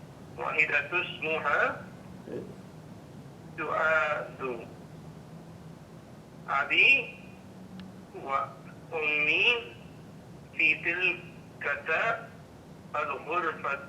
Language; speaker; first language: Arabic; non-native, learner; English